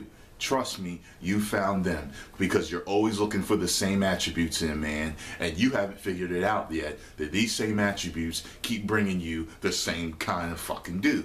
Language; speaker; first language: English; native; English